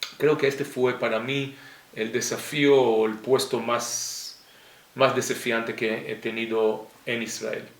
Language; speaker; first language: Spanish; non-native, fluent; Hebrew